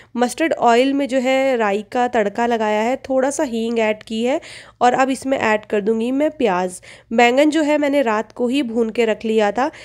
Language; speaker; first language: Hindi; native; Hindi